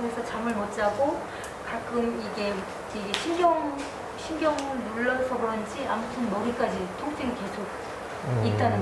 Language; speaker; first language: Korean; native; Korean